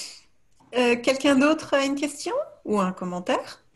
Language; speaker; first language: French; native; French